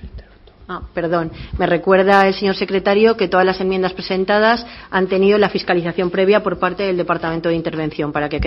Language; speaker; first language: Spanish; native; Spanish